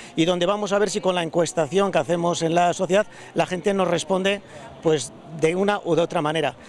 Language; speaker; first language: Spanish; native; Spanish